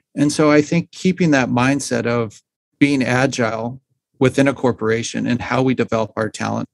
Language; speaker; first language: English; native; English